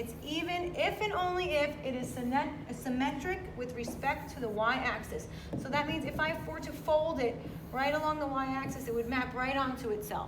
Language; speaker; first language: English; native; English